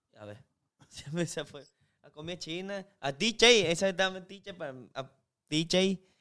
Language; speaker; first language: Spanish; non-native, learner; Chinese